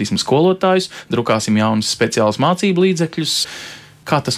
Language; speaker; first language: Latvian; native; Latvian